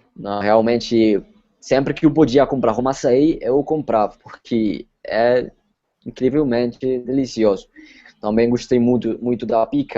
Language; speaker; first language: Portuguese; non-native, fluent; Spanish